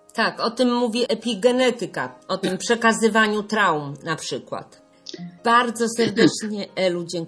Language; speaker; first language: Polish; native; Polish